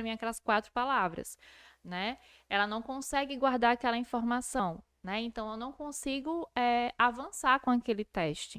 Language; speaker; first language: Portuguese; native; Portuguese